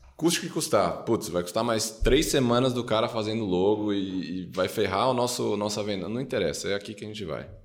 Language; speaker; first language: Portuguese; native; Portuguese